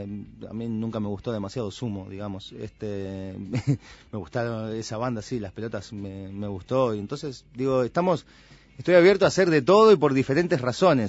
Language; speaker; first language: Spanish; native; Spanish